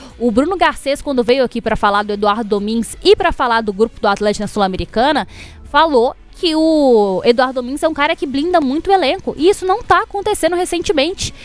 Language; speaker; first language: Portuguese; native; Portuguese